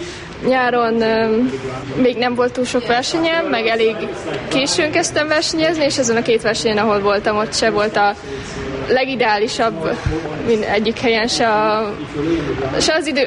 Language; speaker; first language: Hungarian; native; Hungarian